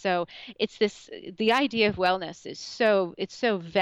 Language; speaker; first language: English; native; English